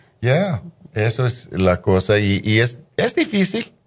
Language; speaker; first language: Spanish; non-native, fluent; English